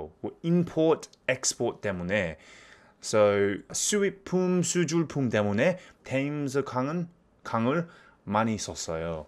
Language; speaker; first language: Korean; non-native, fluent; English